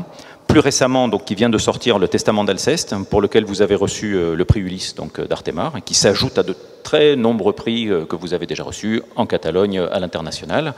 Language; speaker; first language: French; native; French